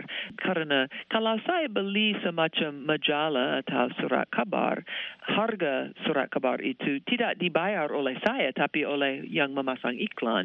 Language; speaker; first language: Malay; non-native, fluent; English